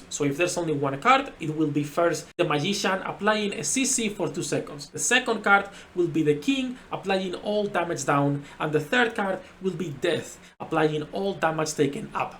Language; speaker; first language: English; non-native, fluent; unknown